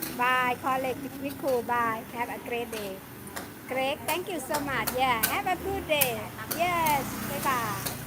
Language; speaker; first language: English; non-native, learner; Thai